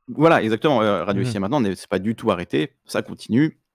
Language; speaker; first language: French; native; French